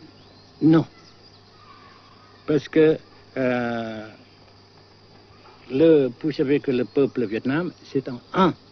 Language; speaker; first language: French; non-native, local second language; Vietnamese